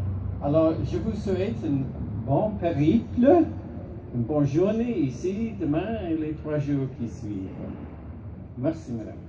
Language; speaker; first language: French; non-native, learner; English